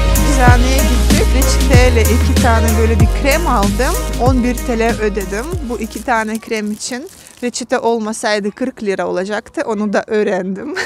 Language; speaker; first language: Turkish; non-native, fluent; Russian